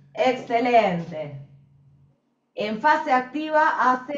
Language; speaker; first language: Spanish; native; Spanish